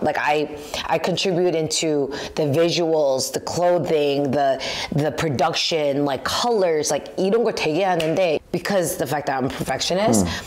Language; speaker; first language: English; early bilingual, other home language; Korean